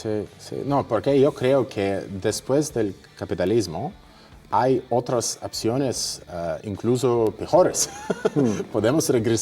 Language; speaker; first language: Spanish; non-native, fluent; Russian